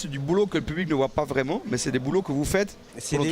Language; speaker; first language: French; native; French